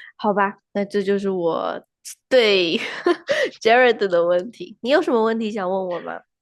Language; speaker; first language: Chinese; native; Chinese